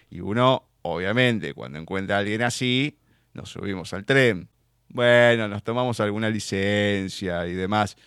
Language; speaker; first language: Spanish; native; Spanish